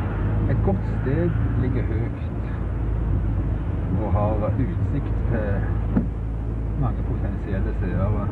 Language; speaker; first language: Norwegian; native; Norwegian